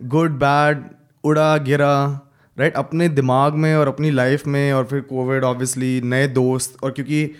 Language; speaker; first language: Hindi; native; Hindi